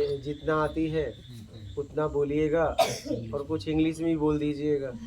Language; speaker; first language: Hindi; native; Hindi